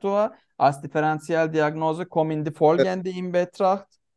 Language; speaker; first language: German; non-native, learner; Turkish